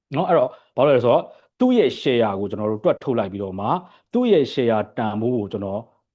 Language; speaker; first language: Burmese; native; Burmese